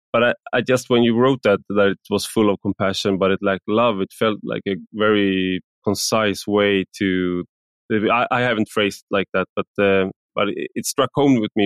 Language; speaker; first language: English; non-native, fluent; Swedish